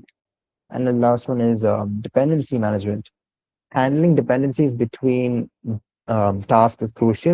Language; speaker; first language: English; non-native, local second language; Malayalam